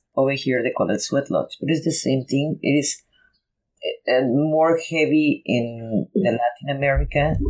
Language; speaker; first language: English; non-native, fluent; Spanish